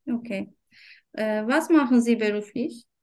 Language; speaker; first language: German; non-native, fluent; Turkish